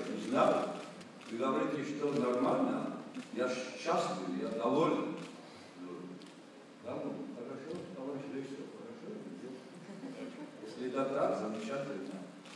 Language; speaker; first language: Russian; non-native, fluent; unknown